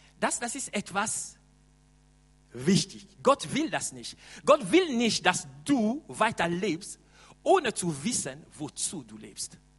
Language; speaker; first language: German; non-native, fluent; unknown